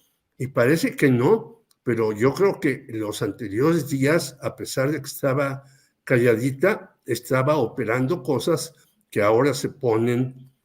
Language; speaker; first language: Spanish; native; Spanish